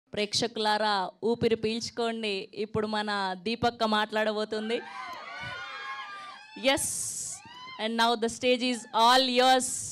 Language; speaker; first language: Telugu; native; Telugu